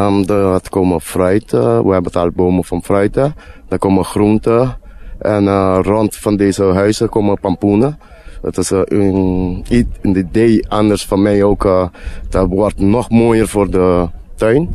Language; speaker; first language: Dutch; non-native, learner; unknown